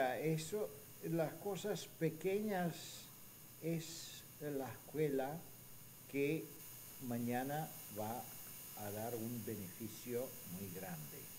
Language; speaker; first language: Spanish; non-native, fluent; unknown